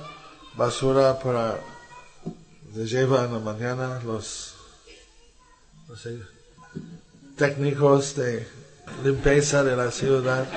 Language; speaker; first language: Spanish; non-native, learner; English